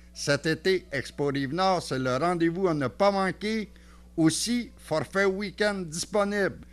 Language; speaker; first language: French; native; French